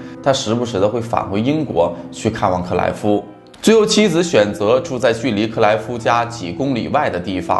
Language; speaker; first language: Chinese; native; Chinese